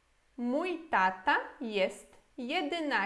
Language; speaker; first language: Polish; non-native, fluent; Portuguese